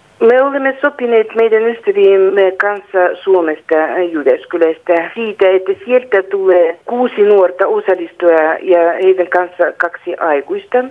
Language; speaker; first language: Finnish; non-native, fluent; Russian